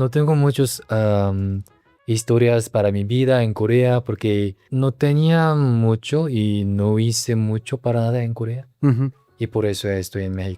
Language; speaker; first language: Spanish; non-native, learner; Korean